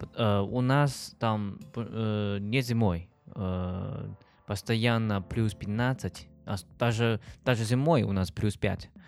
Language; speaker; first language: Russian; non-native, learner; Chinese